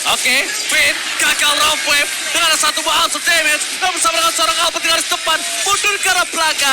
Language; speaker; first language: Indonesian; native; Indonesian